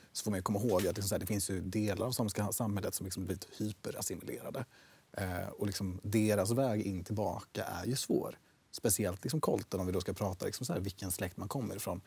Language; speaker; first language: Swedish; native; Swedish